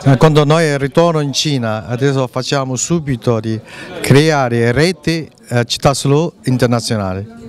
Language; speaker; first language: Italian; non-native, learner; Chinese